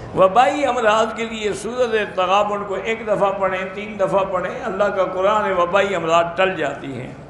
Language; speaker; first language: Urdu; early bilingual, heritage; Urdu